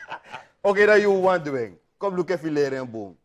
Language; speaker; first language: Dutch; native; Dutch